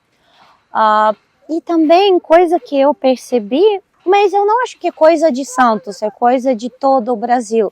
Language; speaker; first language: Portuguese; non-native, fluent; Russian